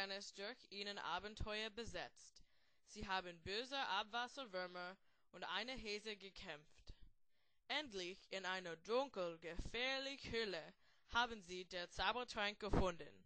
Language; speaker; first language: German; non-native, learner; English